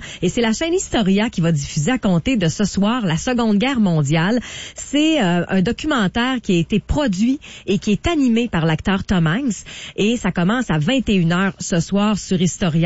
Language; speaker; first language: French; native; French